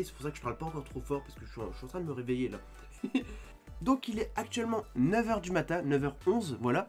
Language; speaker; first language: French; native; French